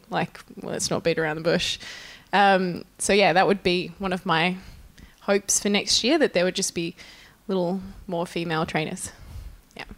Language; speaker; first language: English; native; English